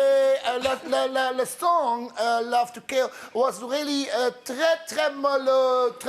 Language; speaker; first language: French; non-native, learner; Dutch